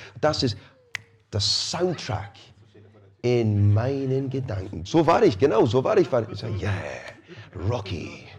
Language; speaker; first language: German; non-native, fluent; English